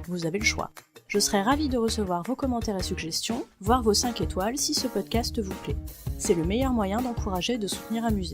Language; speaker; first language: French; native; French